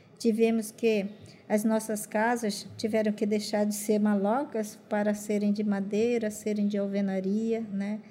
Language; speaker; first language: Portuguese; non-native, local second language; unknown